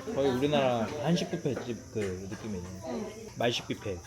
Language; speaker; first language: Korean; native; Korean